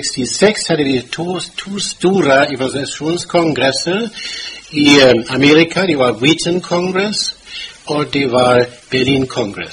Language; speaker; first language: Swedish; non-native, fluent; German